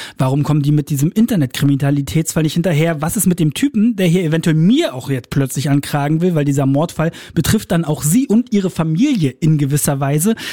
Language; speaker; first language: German; native; German